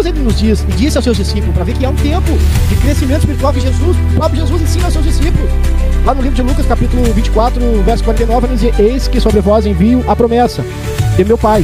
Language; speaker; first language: Portuguese; native; Portuguese